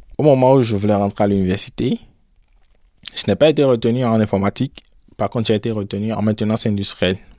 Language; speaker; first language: French; non-native, local second language; Fon